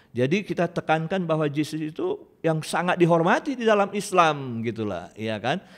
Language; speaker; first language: Indonesian; native; Indonesian